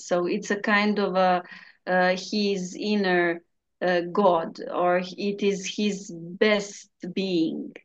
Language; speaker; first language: English; non-native, learner; Serbian